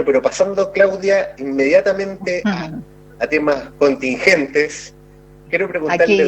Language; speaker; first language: Spanish; native; Spanish